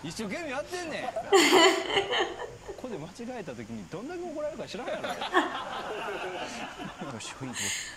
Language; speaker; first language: Japanese; native; Japanese